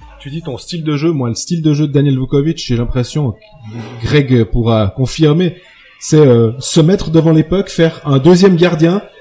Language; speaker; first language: French; native; French